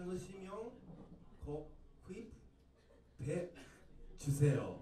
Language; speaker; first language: Korean; non-native, learner; Japanese